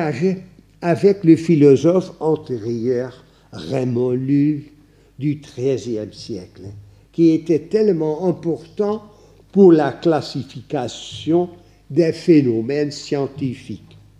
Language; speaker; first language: French; non-native, fluent; Dutch